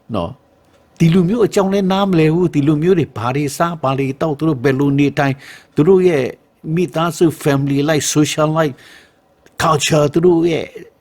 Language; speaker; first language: Burmese; non-native, local second language; Shan